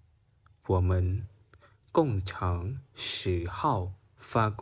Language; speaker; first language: Chinese; non-native, fluent; Khmer